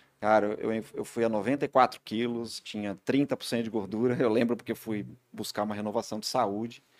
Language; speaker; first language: Portuguese; native; Portuguese